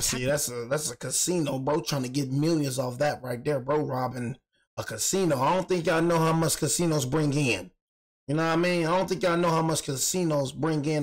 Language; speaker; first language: English; native; English